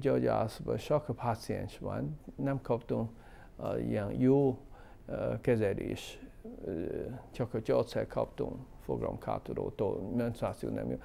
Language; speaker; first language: Hungarian; non-native, learner; Chinese